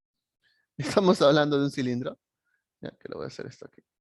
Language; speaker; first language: Spanish; native; Spanish